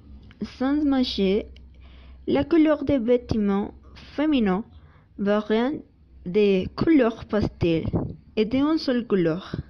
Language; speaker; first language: French; non-native, learner; Spanish